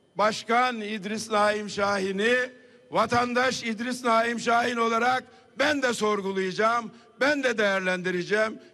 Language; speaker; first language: Turkish; native; Turkish